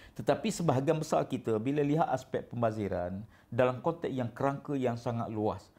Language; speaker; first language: Malay; native; Malay